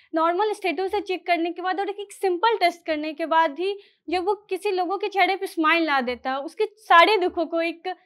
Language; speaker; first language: Hindi; native; Hindi